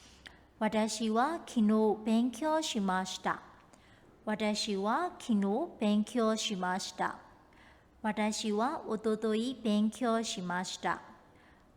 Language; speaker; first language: Japanese; non-native, fluent; Burmese